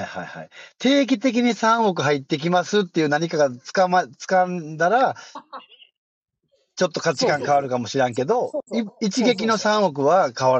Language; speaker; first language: Japanese; native; Japanese